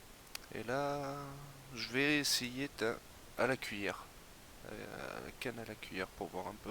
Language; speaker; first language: French; native; French